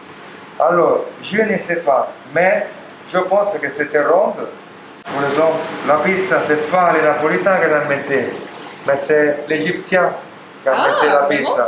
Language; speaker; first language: French; non-native, learner; Italian